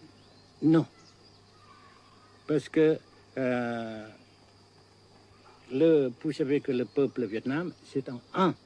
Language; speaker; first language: French; non-native, fluent; Vietnamese